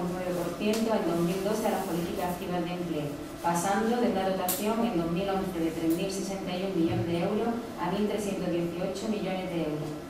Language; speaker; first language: Spanish; native; Spanish